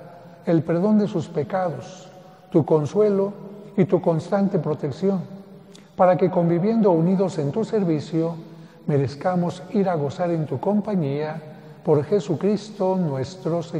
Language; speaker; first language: Spanish; native; Spanish